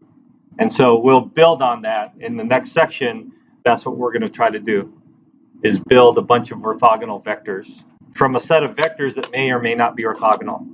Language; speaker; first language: English; native; English